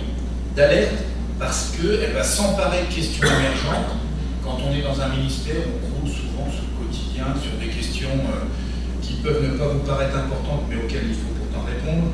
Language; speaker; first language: French; native; French